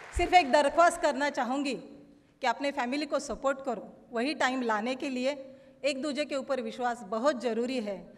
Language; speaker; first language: Hindi; non-native, local second language; Marathi